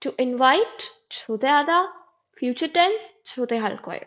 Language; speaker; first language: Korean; non-native, fluent; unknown